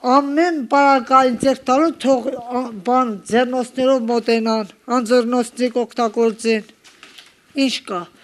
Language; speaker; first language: Armenian; native; Armenian